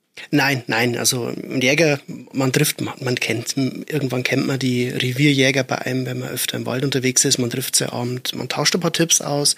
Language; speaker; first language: German; native; German